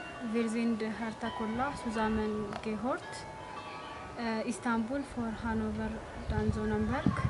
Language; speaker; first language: German; non-native, learner; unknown